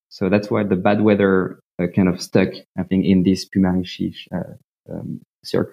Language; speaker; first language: English; non-native, fluent; French